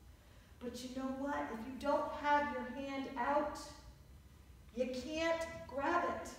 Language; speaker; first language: English; native; English